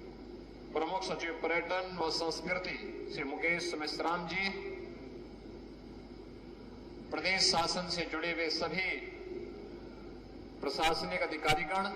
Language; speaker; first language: Hindi; native; Hindi